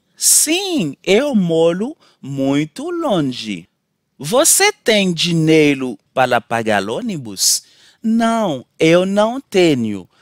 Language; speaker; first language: Portuguese; non-native, learner; Haitian Creole